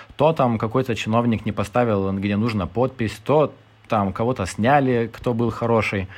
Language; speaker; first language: Russian; non-native, fluent; Lithuanian